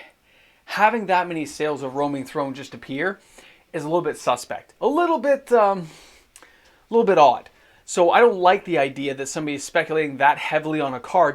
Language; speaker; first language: English; native; English